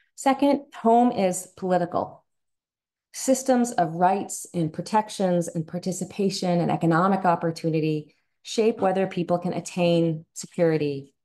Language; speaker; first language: English; native; English